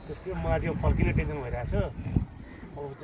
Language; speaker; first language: Nepali; native; Nepali